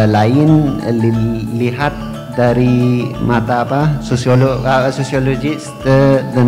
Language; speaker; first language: Indonesian; non-native, learner; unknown